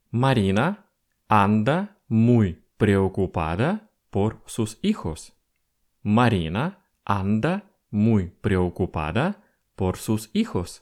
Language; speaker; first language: Spanish; non-native, fluent; Russian